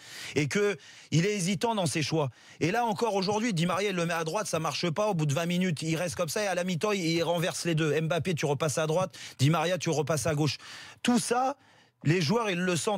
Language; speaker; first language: French; native; French